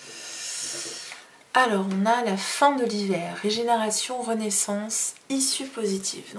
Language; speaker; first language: French; native; French